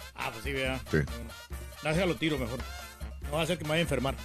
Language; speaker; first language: Spanish; native; Spanish